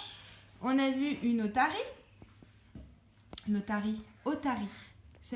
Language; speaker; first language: French; native; French